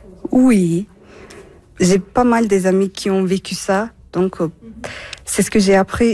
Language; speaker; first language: French; non-native, fluent; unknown